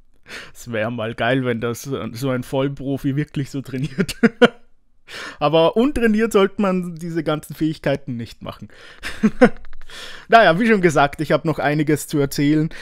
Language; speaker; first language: German; native; German